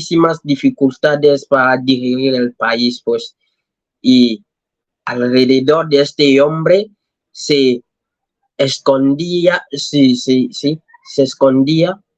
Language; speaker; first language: Spanish; non-native, learner; French